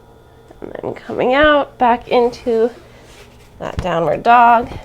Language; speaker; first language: English; native; English